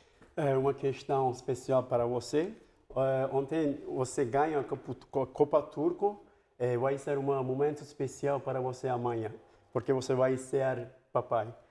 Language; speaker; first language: Portuguese; non-native, fluent; Turkish